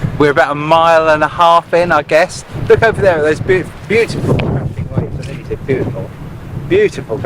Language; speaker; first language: English; native; English